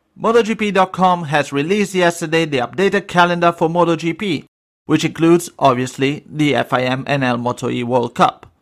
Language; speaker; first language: English; non-native, fluent; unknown